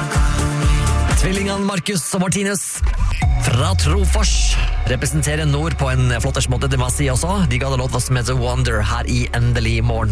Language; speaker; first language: Norwegian; native; Norwegian